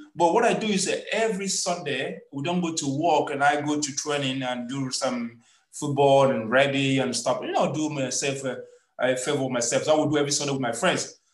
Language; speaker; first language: English; non-native, local second language; Igbo